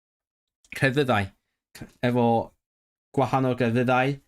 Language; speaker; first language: Welsh; non-native, learner; Cantonese